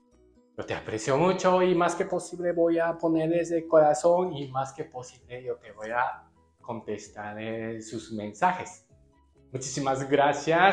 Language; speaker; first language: Spanish; non-native, learner; Japanese